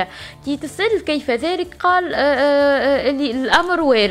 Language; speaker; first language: Arabic; native; Arabic